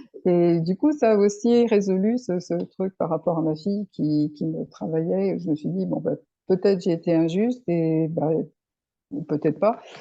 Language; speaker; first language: French; native; French